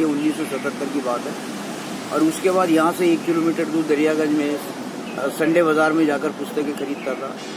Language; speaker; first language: Hindi; non-native, local second language; Marathi